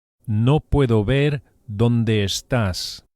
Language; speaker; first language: Spanish; non-native, fluent; English